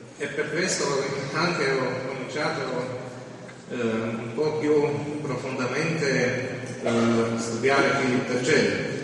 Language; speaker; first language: Italian; non-native, learner; Slovenian